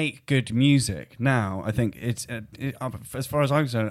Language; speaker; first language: English; native; English